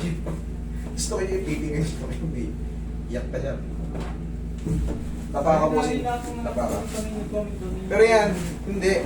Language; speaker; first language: Filipino; native; Filipino